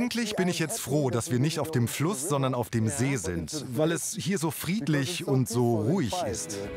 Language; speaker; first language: German; native; German